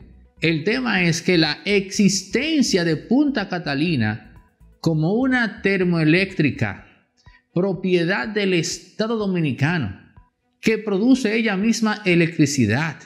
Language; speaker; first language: Spanish; native; Spanish